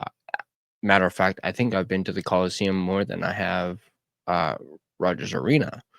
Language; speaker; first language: English; native; English